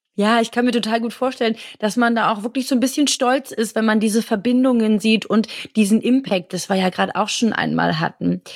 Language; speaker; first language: German; native; German